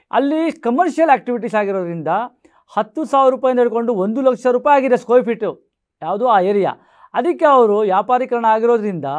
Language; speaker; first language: Kannada; non-native, local second language; Marathi